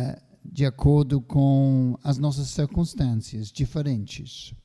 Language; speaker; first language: Portuguese; non-native, fluent; English